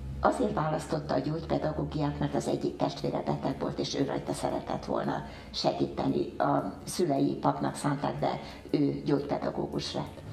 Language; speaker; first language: Hungarian; early bilingual, heritage; Hungarian